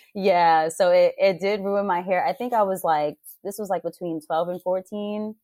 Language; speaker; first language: English; native; English